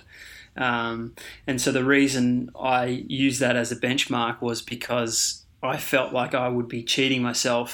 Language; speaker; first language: English; native; English